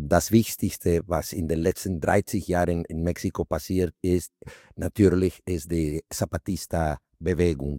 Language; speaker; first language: German; non-native, fluent; Spanish